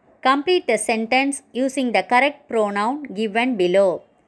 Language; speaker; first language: English; non-native, local second language; Tamil